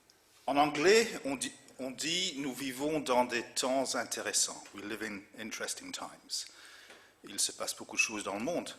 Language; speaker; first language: French; non-native, fluent; English